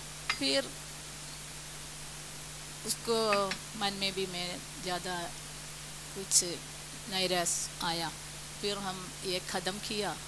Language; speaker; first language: Hindi; non-native, local second language; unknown